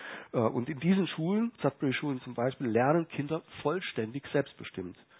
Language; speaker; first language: German; native; German